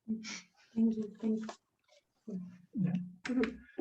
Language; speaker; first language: English; non-native, learner; Spanish